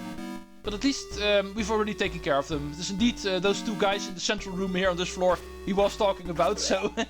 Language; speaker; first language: English; non-native, fluent; Dutch